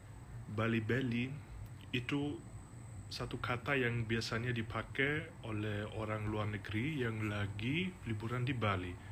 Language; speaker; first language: Indonesian; non-native, fluent; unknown